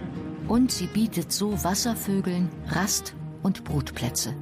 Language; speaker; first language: German; native; German